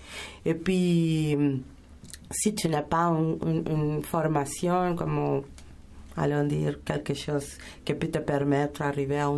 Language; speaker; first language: French; non-native, fluent; Spanish